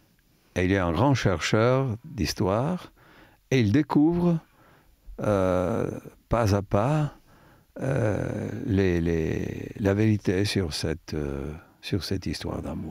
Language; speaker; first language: French; non-native, fluent; Italian